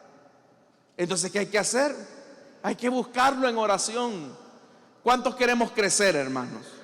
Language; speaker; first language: Spanish; native; Spanish